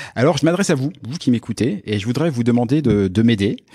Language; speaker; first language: French; native; French